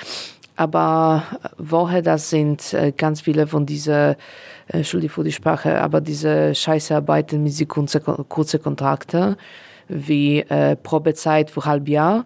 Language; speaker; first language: German; non-native, learner; Polish